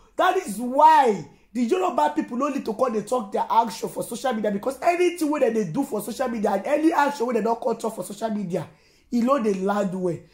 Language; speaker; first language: Nigerian Pidgin; non-native, local second language; Yoruba